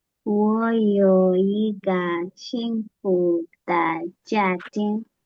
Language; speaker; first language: Chinese; non-native, learner; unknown